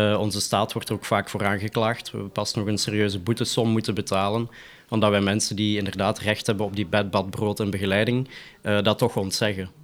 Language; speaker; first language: Dutch; native; Dutch